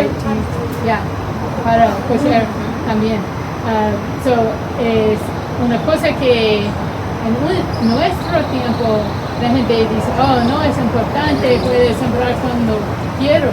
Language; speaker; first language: Spanish; non-native, learner; English